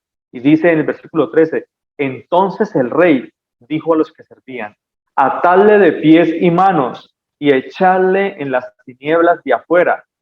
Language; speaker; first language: Spanish; native; Spanish